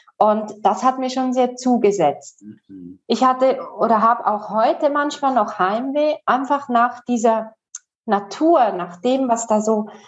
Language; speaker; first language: German; non-native, local second language; Romansh